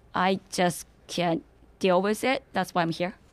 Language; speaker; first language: English; non-native, learner; Japanese